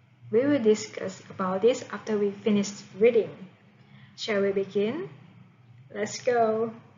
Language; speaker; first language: English; non-native, fluent; Thai